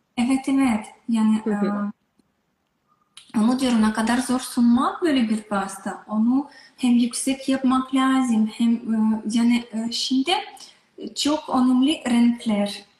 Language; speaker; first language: Turkish; non-native, learner; Russian